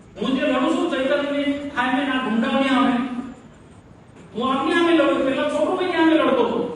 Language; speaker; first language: Gujarati; non-native, local second language; Vasavi